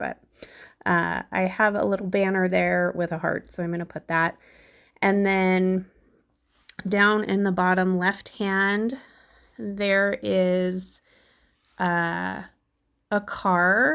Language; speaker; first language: English; native; English